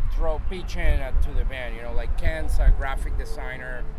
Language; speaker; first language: English; non-native, fluent; Spanish